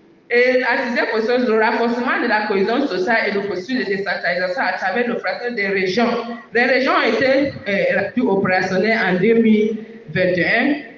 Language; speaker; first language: French; non-native, local second language; English